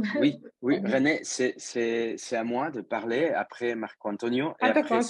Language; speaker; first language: French; non-native, fluent; Spanish